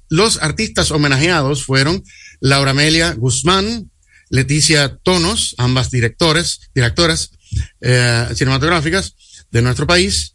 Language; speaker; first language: Spanish; native; Spanish